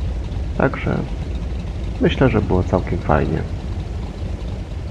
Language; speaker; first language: Polish; native; Polish